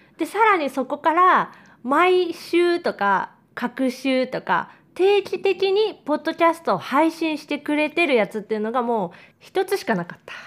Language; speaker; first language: Japanese; native; Japanese